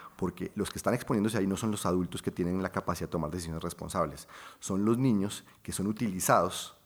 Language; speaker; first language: Spanish; native; Spanish